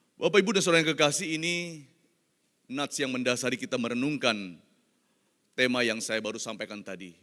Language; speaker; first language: Indonesian; non-native, local second language; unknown